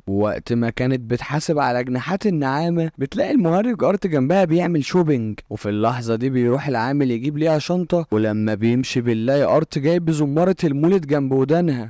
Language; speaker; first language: Arabic; native; Arabic